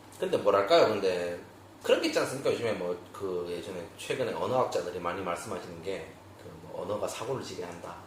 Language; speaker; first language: Korean; native; Korean